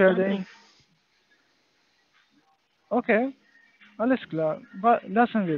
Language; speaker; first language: German; non-native, learner; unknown